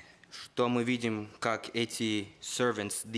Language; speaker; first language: Russian; early bilingual, heritage; Russian